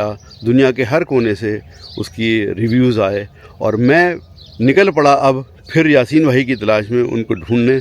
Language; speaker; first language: Hindi; native; Hindi